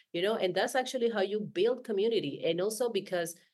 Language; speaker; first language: English; non-native, fluent; Spanish